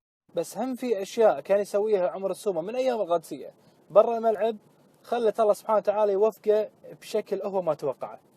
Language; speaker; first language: Arabic; native; Arabic